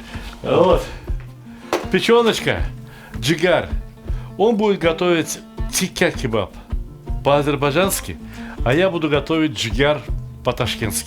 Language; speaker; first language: Russian; native; Russian